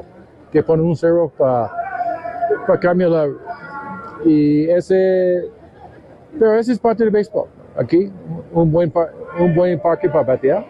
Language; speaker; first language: Spanish; non-native, learner; English